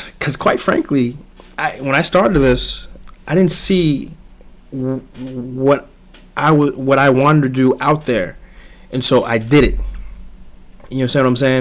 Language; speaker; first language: English; early bilingual, other home language; Haitian Creole